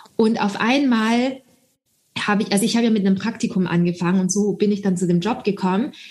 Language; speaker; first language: German; early bilingual, other home language; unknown